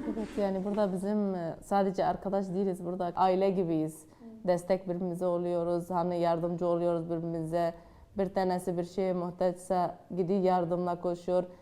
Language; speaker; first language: Turkish; non-native, fluent; Arabic